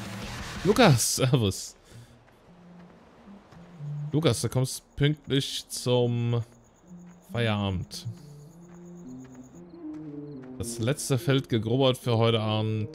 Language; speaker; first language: German; native; German